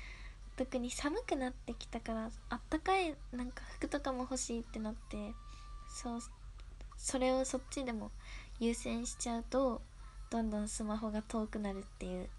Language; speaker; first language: Japanese; native; Japanese